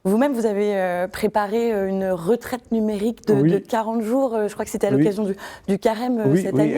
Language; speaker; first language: French; native; French